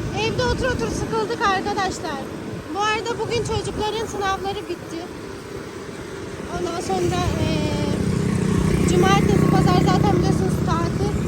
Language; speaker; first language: Turkish; non-native, fluent; Urdu